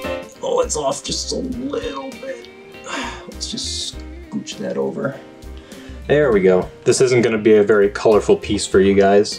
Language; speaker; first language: English; native; English